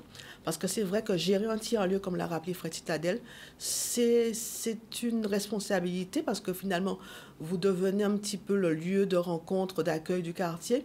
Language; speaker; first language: French; native; French